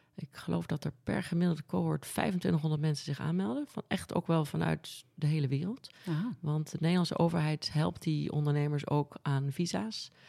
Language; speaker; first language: Dutch; native; Dutch